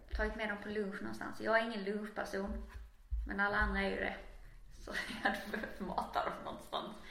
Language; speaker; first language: Swedish; native; Swedish